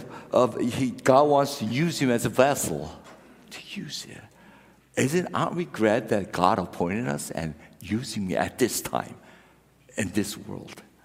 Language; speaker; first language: English; non-native, fluent; Korean